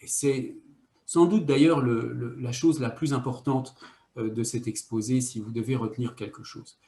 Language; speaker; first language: French; native; French